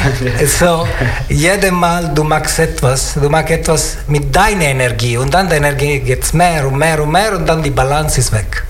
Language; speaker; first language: German; non-native, learner; Italian